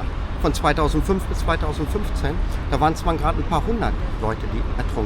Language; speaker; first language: German; native; German